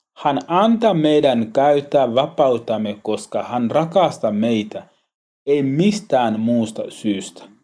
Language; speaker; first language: Finnish; non-native, learner; Swahili